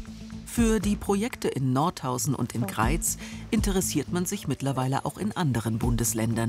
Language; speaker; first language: German; native; German